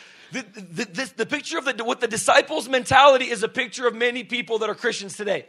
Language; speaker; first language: English; early bilingual, other home language; Russian